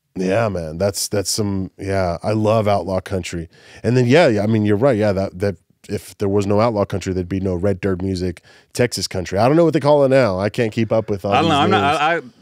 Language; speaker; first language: English; native; English